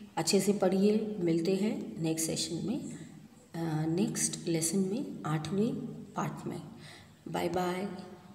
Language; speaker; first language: Hindi; non-native, local second language; Gujarati